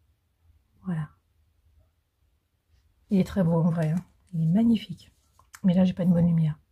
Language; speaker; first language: French; native; French